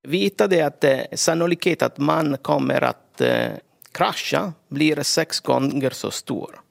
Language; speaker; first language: Swedish; non-native, fluent; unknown